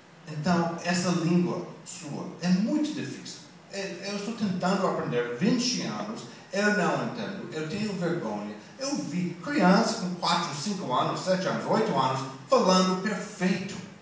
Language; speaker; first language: Portuguese; non-native, fluent; English